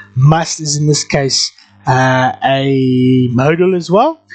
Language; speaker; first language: English; non-native, local second language; Afrikaans